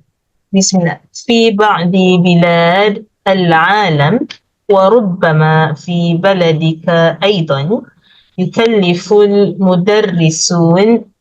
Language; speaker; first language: Arabic; non-native, learner; Malay